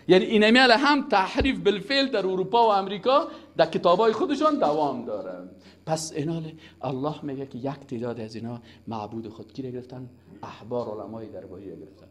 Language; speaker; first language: Persian; native; Persian